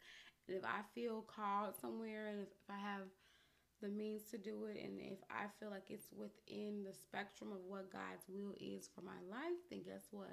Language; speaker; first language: English; native; English